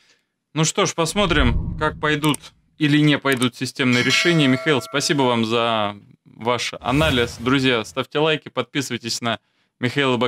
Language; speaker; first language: Russian; native; Russian